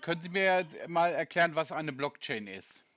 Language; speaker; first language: German; native; German